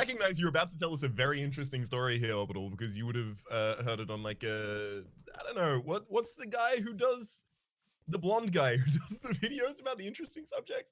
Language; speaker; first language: English; native; English